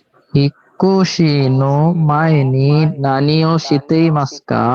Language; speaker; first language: Japanese; non-native, learner; Bangla